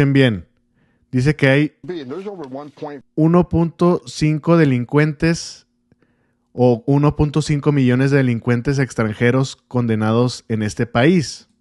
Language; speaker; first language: Spanish; native; Spanish